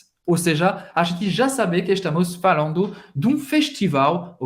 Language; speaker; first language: Portuguese; non-native, fluent; French